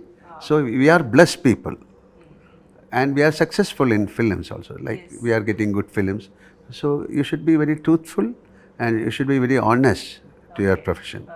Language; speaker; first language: English; non-native, local second language; Malayalam